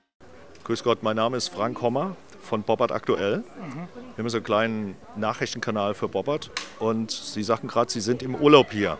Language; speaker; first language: German; native; German